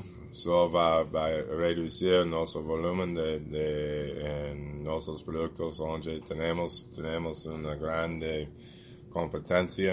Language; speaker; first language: Portuguese; non-native, fluent; English